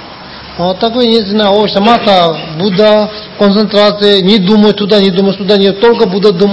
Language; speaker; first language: Russian; non-native, learner; Tibetan